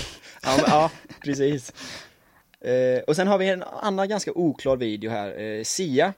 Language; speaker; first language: Swedish; native; Swedish